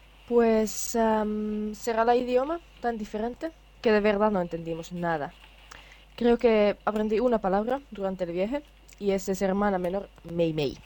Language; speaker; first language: Spanish; non-native, fluent; Finnish